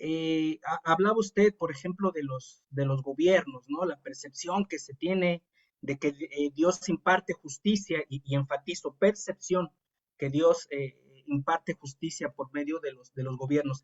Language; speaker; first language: Spanish; native; Spanish